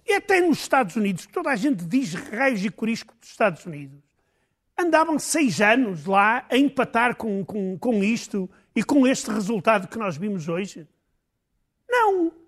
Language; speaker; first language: Portuguese; native; Portuguese